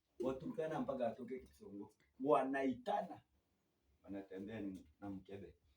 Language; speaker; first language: Swahili; non-native, local second language; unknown